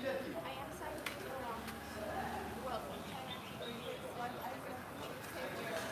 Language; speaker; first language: English; non-native, fluent; French